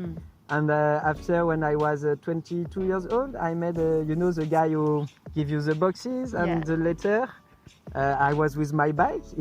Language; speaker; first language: English; non-native, fluent; French